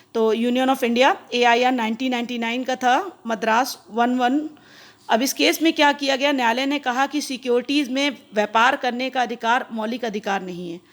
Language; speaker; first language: Hindi; native; Hindi